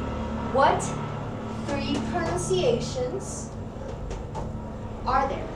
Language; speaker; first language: English; non-native, fluent; Spanish